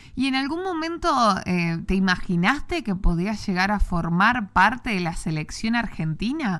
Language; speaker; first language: Spanish; native; Spanish